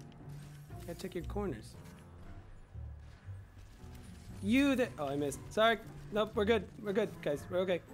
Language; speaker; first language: English; native; English